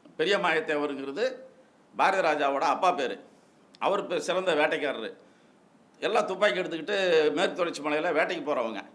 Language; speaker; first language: Tamil; native; Tamil